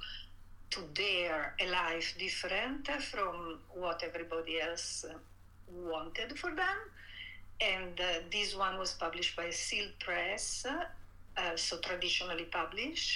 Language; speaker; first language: English; non-native, fluent; Italian